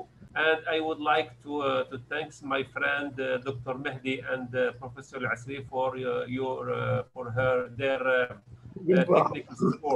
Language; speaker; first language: English; non-native, learner; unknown